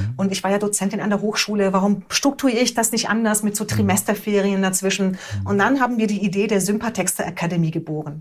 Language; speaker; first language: German; early bilingual, other home language; Hungarian